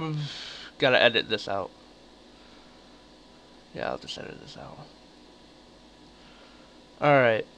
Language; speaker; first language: English; native; English